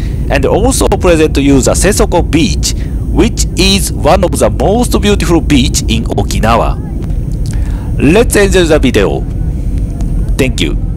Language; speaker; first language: English; non-native, learner; Japanese